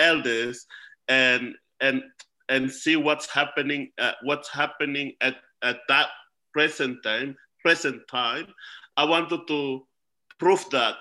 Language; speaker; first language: English; non-native, fluent; Indonesian